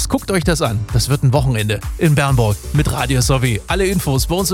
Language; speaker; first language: German; native; German